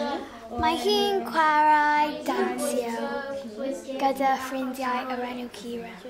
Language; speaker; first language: Welsh; non-native, learner; English